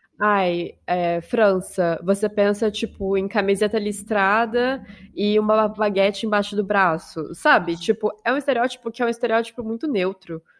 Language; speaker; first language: Portuguese; native; Portuguese